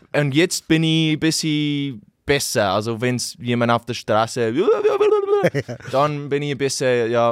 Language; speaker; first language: German; non-native, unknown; English